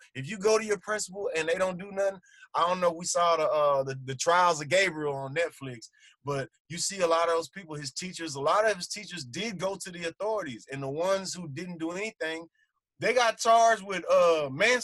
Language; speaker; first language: English; native; English